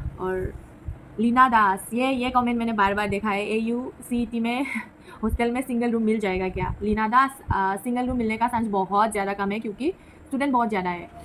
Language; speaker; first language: Hindi; non-native, local second language; Assamese